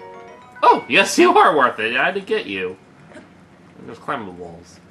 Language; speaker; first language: English; native; English